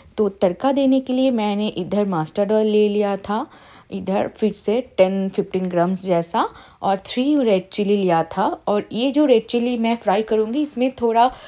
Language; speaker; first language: Hindi; non-native, local second language; Bangla